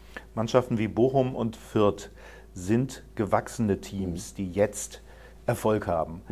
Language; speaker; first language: German; native; German